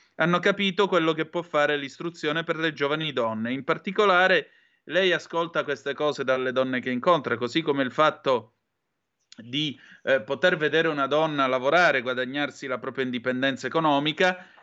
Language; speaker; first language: Italian; native; Italian